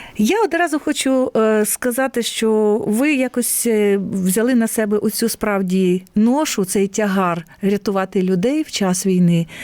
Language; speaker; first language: Ukrainian; native; Ukrainian